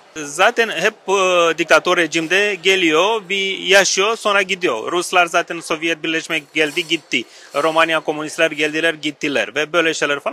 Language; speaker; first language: Turkish; non-native, learner; Romanian